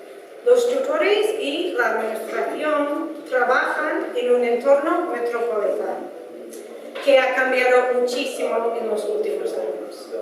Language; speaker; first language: Spanish; non-native, fluent; Dutch